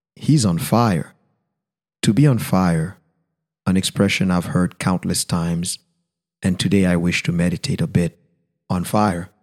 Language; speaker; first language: English; non-native, fluent; Haitian Creole